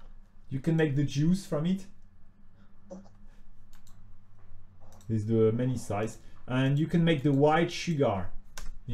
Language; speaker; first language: English; non-native, fluent; French